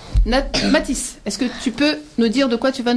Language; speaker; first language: French; native; French